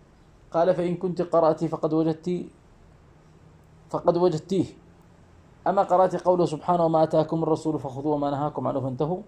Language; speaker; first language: Arabic; native; Arabic